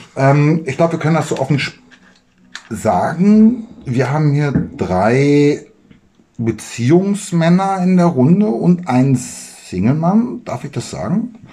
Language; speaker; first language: German; native; German